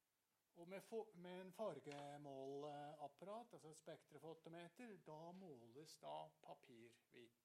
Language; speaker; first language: Norwegian; non-native, fluent; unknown